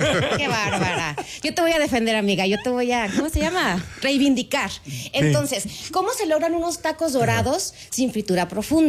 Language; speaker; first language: Spanish; native; Spanish